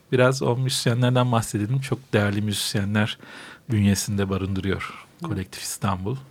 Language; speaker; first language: Turkish; native; Turkish